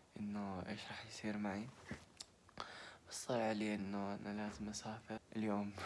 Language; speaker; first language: Arabic; early bilingual, other home language; Korean